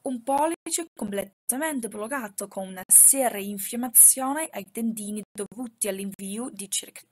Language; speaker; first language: Italian; non-native, fluent; Chinese